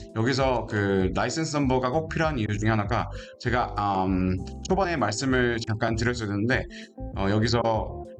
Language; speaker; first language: Korean; native; Korean